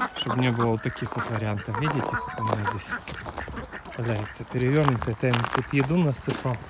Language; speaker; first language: Russian; native; Russian